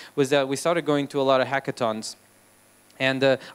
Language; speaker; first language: English; non-native, fluent; Portuguese